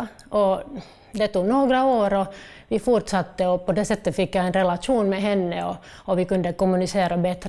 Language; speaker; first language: Swedish; non-native, local second language; Finnish